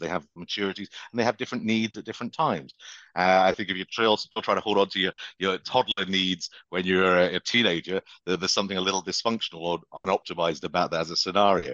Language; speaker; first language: English; native; English